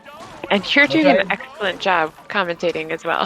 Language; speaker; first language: English; native; English